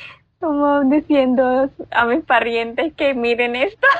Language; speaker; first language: Spanish; non-native, learner; Filipino